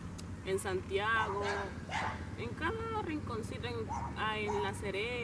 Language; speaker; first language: Spanish; native; Spanish